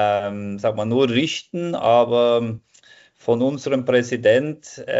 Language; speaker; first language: German; non-native, fluent; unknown